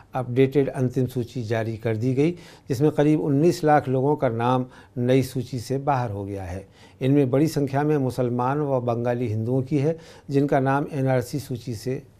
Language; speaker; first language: Hindi; native; Hindi